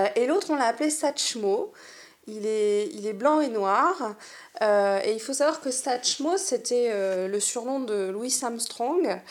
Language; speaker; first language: French; native; French